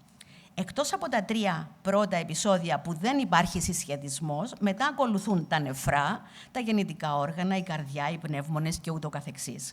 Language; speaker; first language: Greek; native; Greek